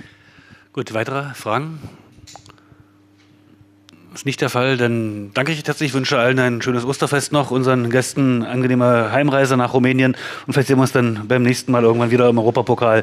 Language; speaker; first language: German; native; German